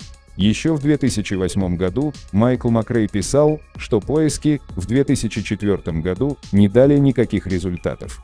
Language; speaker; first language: Russian; native; Russian